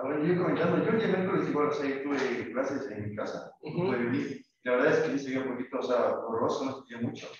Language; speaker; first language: Spanish; native; Spanish